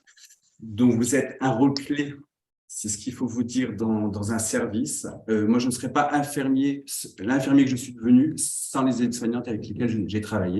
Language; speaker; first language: French; native; French